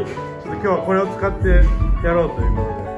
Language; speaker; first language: Japanese; native; Japanese